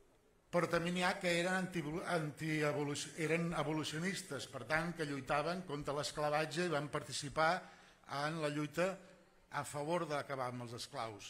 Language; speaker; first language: Catalan; native; Catalan